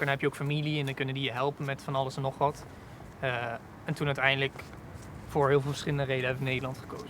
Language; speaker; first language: Dutch; native; Dutch